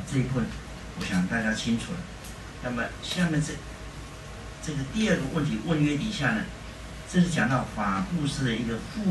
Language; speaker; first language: Chinese; native; Chinese